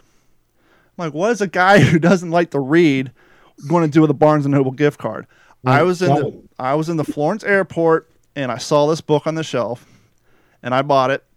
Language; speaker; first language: English; native; English